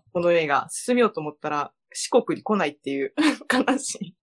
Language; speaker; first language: Japanese; early bilingual, other home language; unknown